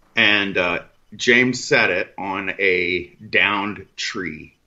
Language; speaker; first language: English; native; English